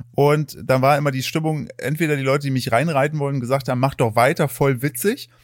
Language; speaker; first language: German; native; German